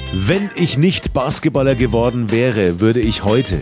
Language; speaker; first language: German; native; German